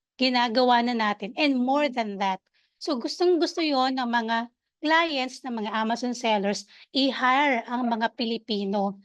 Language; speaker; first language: Filipino; native; Filipino